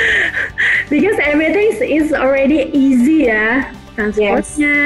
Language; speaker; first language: English; non-native, local second language; Indonesian